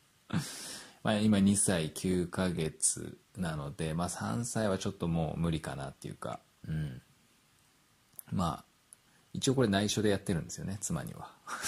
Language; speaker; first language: Japanese; native; Japanese